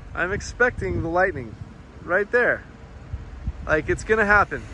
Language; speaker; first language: English; native; English